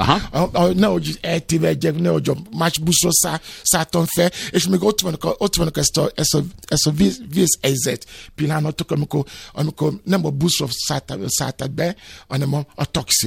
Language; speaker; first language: Hungarian; non-native, fluent; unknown